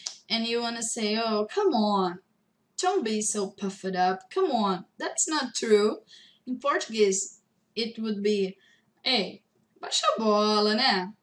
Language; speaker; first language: English; non-native, fluent; Portuguese